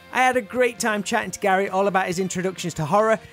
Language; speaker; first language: English; native; English